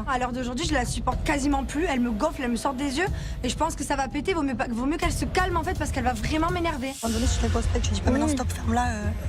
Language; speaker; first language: French; native; French